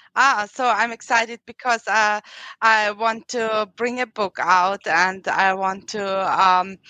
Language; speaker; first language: English; non-native, fluent; German